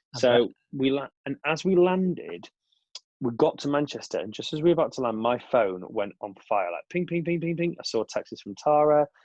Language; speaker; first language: English; native; English